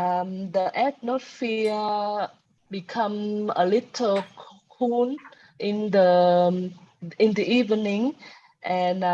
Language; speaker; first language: English; non-native, learner; Vietnamese